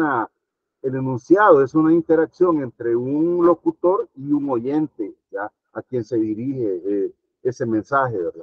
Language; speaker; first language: Spanish; native; Spanish